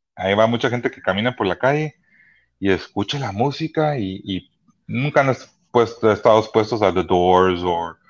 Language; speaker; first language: Spanish; early bilingual, heritage; Spanish